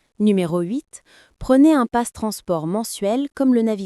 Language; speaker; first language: French; non-native, fluent; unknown